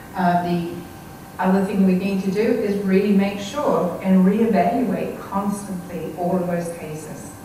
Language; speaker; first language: English; native; English